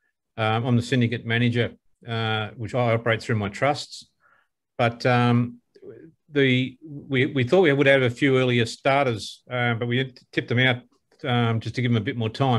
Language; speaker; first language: English; native; English